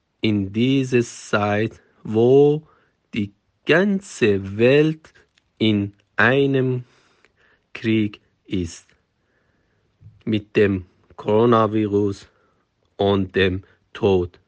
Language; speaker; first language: German; non-native, fluent; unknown